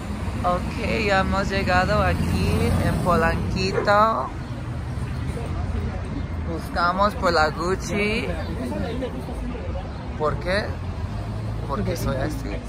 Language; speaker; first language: Spanish; early bilingual, heritage; English